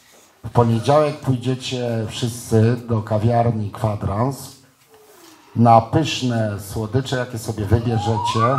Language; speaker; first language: Polish; native; Polish